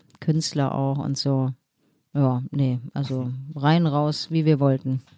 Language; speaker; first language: German; native; German